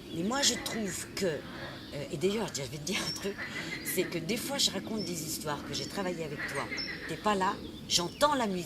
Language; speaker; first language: French; native; French